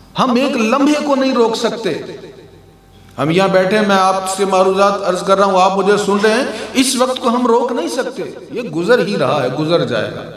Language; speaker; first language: Urdu; non-native, local second language; Punjabi